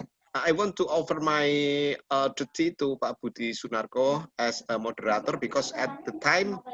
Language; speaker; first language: English; non-native, learner; Indonesian